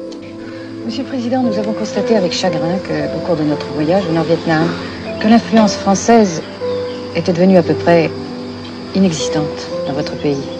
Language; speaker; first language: French; native; French